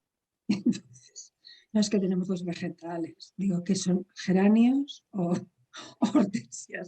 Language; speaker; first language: Spanish; native; Spanish